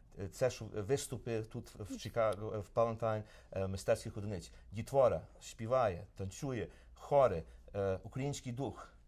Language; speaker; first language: Ukrainian; early bilingual, heritage; Ukrainian